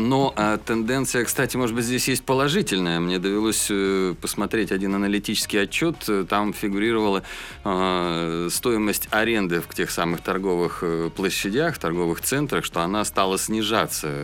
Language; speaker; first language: Russian; native; Russian